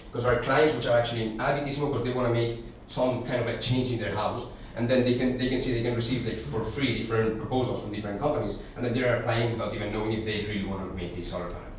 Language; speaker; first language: English; non-native, fluent; Spanish